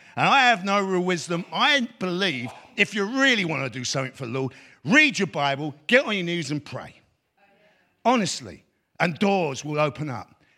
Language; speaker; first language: English; native; English